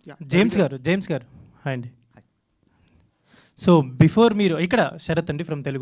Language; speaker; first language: Telugu; native; Telugu